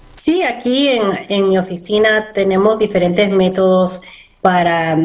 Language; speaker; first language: Spanish; early bilingual, heritage; Spanish